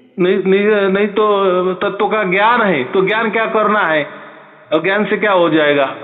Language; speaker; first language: Hindi; non-native, local second language; Marathi